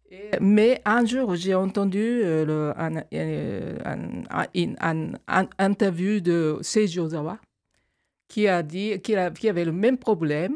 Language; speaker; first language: French; non-native, fluent; Japanese